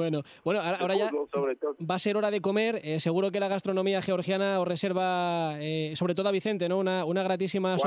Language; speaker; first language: Spanish; native; Spanish